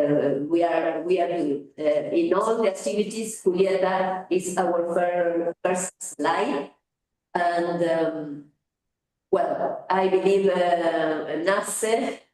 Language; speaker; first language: English; non-native, fluent; Spanish